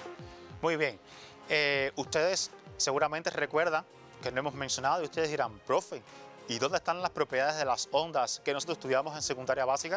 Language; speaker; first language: Spanish; native; Spanish